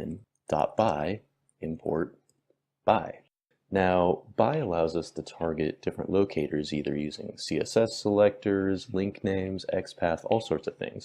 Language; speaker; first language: English; native; English